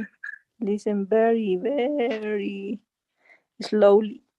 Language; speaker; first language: English; non-native, learner; Spanish